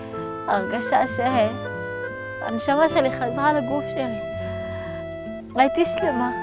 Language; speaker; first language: Hebrew; early bilingual, other home language; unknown